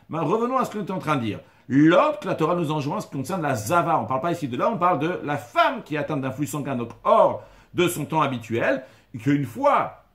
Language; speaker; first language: French; native; French